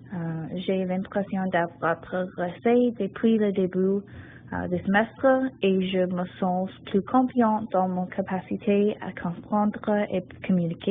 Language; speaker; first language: French; non-native, learner; English